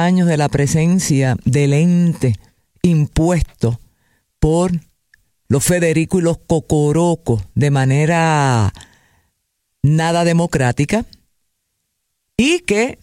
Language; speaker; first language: Spanish; native; Spanish